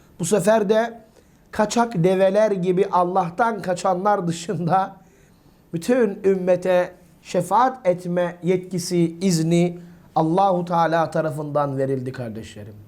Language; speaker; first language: Turkish; native; Turkish